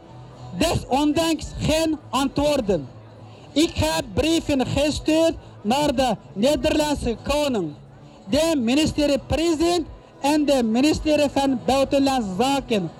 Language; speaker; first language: Dutch; non-native, learner; Uyghur